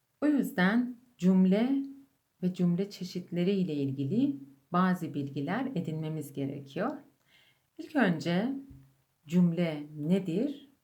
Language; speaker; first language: Turkish; non-native, fluent; Persian